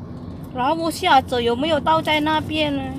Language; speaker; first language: Chinese; non-native, learner; Indonesian